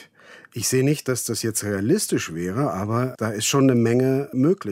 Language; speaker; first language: German; native; German